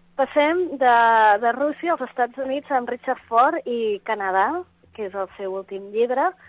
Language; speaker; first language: Catalan; native; Catalan